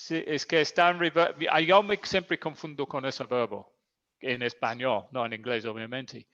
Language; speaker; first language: Spanish; non-native, fluent; English